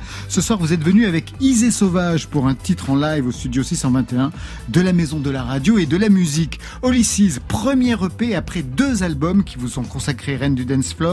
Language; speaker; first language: French; native; French